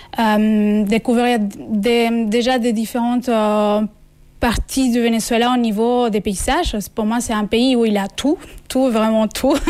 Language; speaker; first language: French; non-native, fluent; Spanish